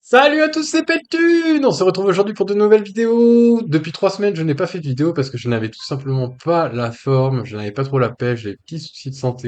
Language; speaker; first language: French; native; French